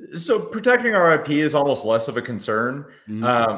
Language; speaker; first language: English; native; English